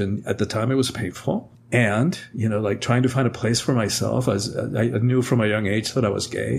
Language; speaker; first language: English; early bilingual, other home language; Spanish